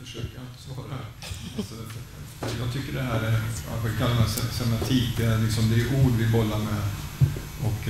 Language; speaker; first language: Swedish; native; Swedish